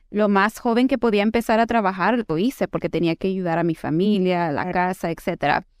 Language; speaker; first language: Spanish; early bilingual, heritage; Spanish